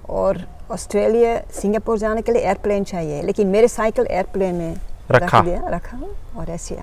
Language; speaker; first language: Hindi; non-native, learner; Dutch